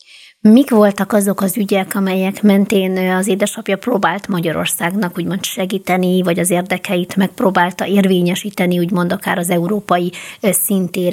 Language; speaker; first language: Hungarian; native; Hungarian